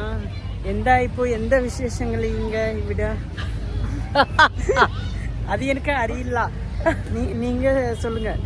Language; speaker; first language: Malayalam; non-native, learner; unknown